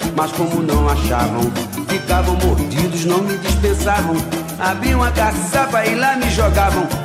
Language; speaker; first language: Portuguese; native; Portuguese